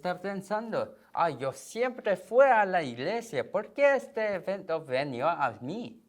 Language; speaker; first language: Spanish; non-native, learner; Korean